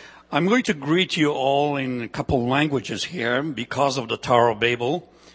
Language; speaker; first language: English; non-native, fluent; Ukrainian